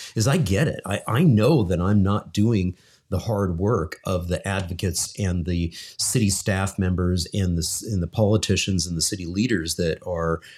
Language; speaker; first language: English; native; English